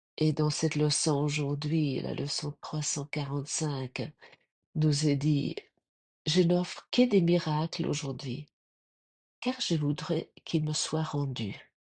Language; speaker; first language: French; non-native, fluent; German